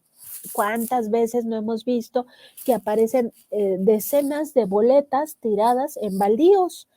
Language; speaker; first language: Spanish; native; Spanish